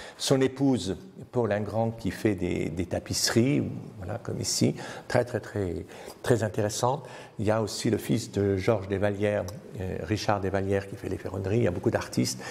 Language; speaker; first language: French; native; French